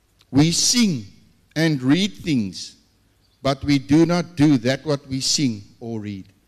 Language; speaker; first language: English; non-native, local second language; Afrikaans